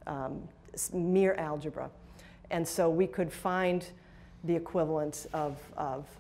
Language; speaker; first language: English; native; English